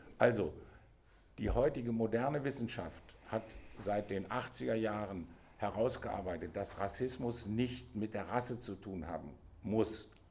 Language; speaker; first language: German; native; German